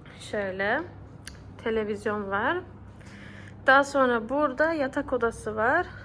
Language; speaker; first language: Turkish; early bilingual, heritage; Turkish